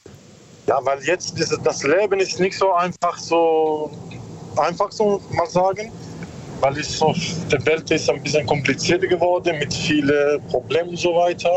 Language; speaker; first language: German; non-native, learner; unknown